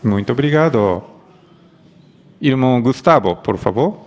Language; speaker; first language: Portuguese; non-native, fluent; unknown